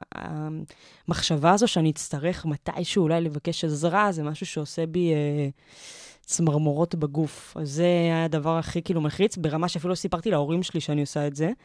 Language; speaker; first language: Hebrew; native; Hebrew